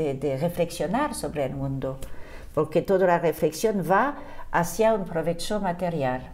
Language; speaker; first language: Spanish; non-native, fluent; French